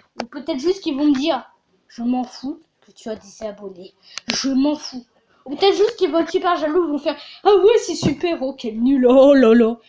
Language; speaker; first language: French; native; French